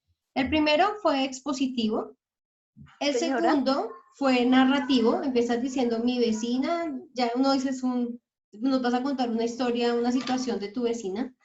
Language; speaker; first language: Spanish; native; Spanish